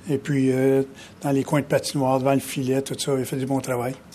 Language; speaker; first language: French; native; French